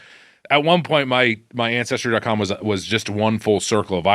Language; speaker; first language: English; native; English